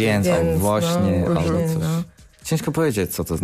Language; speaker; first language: Polish; non-native, learner; Slovak